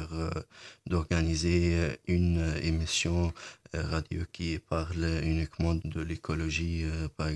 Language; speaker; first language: French; non-native, learner; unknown